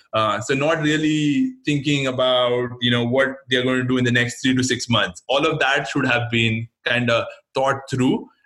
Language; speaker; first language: English; non-native, local second language; Hindi